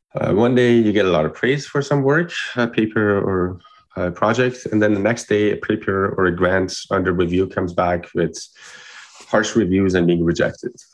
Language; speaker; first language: English; non-native, fluent; Persian